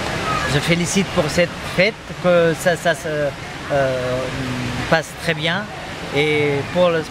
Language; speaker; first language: French; non-native, fluent; Nepali